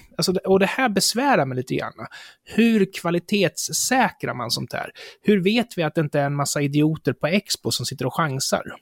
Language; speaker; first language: Swedish; native; Swedish